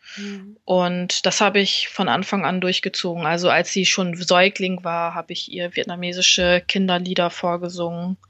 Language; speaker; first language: German; early bilingual, other home language; Vietnamese